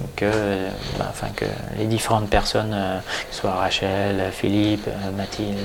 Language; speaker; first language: French; non-native, fluent; Dutch